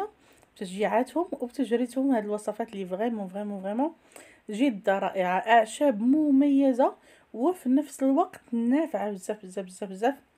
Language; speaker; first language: Arabic; native; Arabic